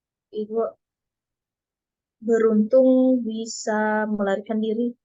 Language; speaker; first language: Indonesian; non-native, learner; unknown